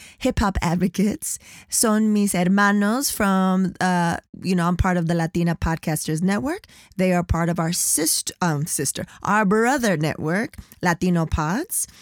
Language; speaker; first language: English; native; English